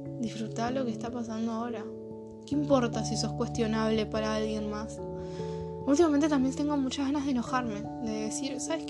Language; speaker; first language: Spanish; native; Spanish